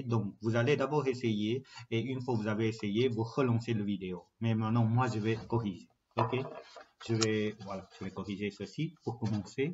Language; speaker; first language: French; non-native, fluent; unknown